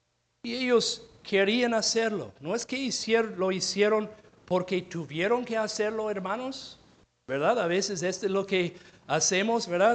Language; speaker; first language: Spanish; non-native, fluent; English